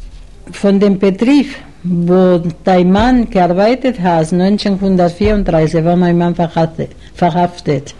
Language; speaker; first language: German; non-native, fluent; Spanish